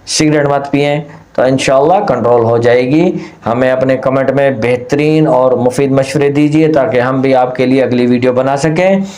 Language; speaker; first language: Urdu; non-native, local second language; Punjabi